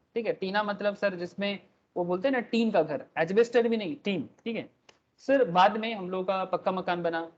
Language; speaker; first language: Hindi; non-native, local second language; Bangla